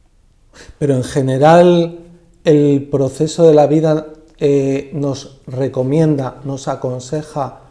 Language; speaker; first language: Spanish; native; Spanish